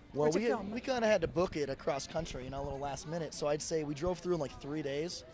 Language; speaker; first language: English; native; English